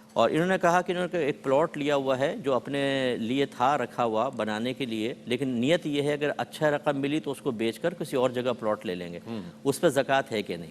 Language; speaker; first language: Urdu; native; Urdu